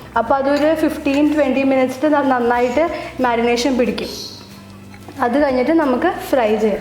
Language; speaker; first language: Malayalam; early bilingual, heritage; Malayalam